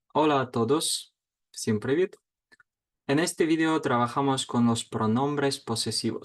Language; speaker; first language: Spanish; non-native, fluent; Ukrainian